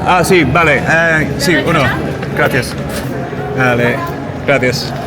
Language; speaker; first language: Spanish; non-native, learner; English